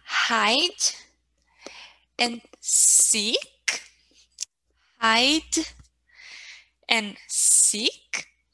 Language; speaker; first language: English; non-native, fluent; Portuguese